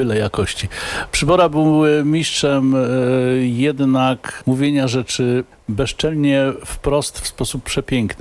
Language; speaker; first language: Polish; native; Polish